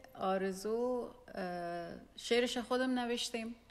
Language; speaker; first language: Persian; non-native, local second language; Pashto